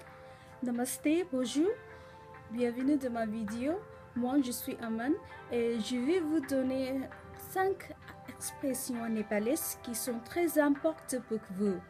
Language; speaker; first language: French; non-native, learner; Nepali